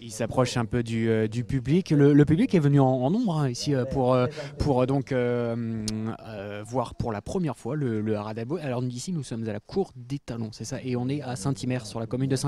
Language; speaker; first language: French; native; French